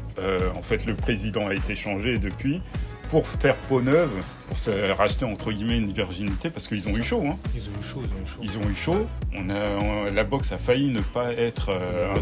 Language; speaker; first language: French; native; French